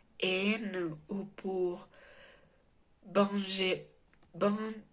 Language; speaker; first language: French; non-native, learner; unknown